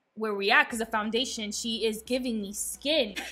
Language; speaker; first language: English; early bilingual, other home language; Spanish